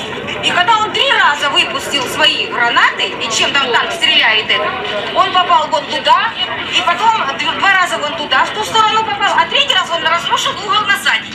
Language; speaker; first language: Russian; native; Russian